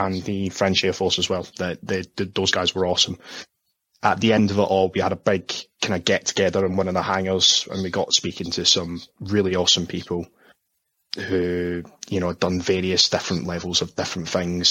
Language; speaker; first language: English; native; English